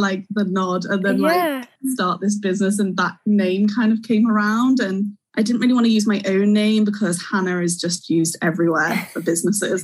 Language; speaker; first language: English; native; English